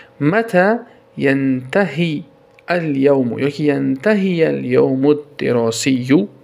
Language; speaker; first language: Arabic; non-native, fluent; Tajik